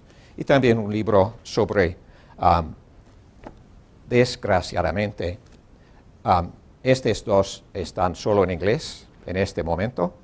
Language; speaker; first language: Spanish; non-native, learner; English